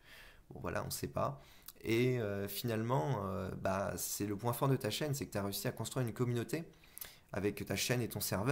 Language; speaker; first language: French; native; French